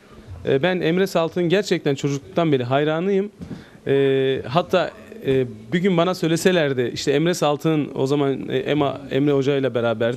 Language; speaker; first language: Turkish; native; Turkish